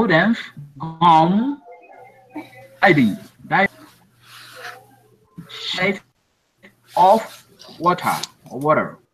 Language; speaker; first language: English; non-native, learner; Spanish